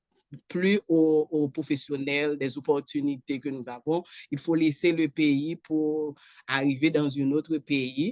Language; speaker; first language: French; non-native, local second language; Haitian Creole